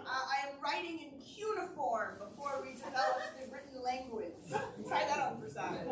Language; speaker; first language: English; native; English